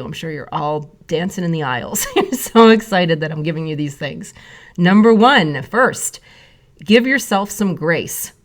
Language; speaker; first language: English; native; English